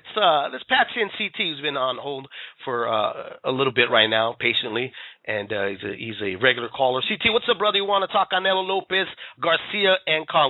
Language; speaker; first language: English; early bilingual, other home language; Spanish